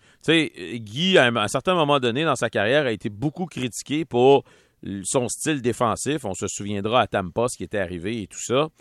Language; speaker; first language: French; native; French